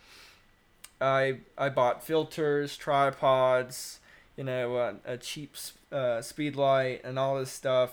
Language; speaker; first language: English; native; English